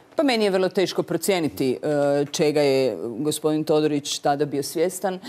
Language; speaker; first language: Croatian; native; Croatian